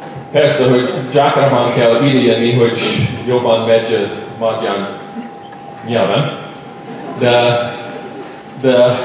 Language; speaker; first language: Hungarian; non-native, learner; English